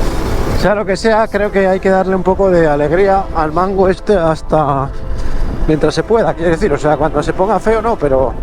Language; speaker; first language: Spanish; native; Spanish